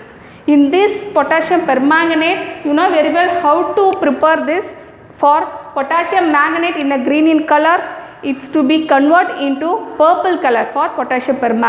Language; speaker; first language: English; non-native, local second language; Tamil